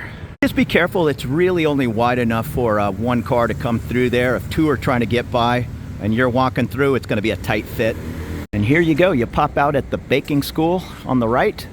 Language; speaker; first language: English; native; English